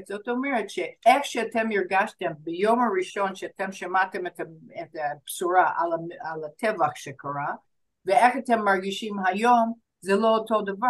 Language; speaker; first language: Hebrew; non-native, fluent; English